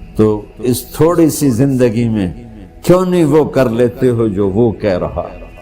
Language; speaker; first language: Urdu; non-native, local second language; Punjabi